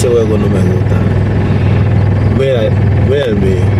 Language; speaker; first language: Spanish; non-native, fluent; Haitian Creole